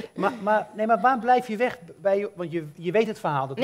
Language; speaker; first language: Dutch; native; Dutch